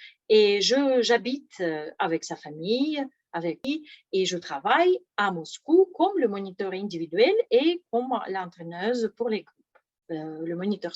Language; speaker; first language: French; non-native, fluent; Russian